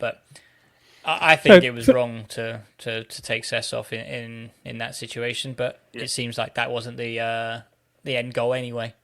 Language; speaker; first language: English; native; English